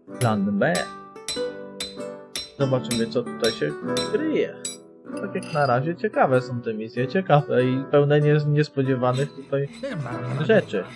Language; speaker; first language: Polish; native; Polish